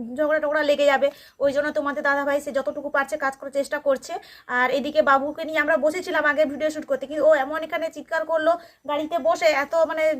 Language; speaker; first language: Bangla; non-native, local second language; Santali